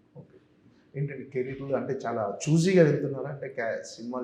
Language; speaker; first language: Telugu; native; Telugu